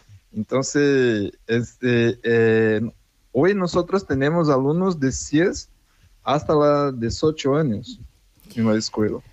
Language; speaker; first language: Spanish; non-native, fluent; Portuguese